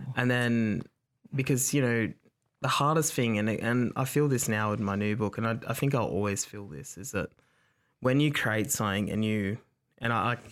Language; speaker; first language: English; native; English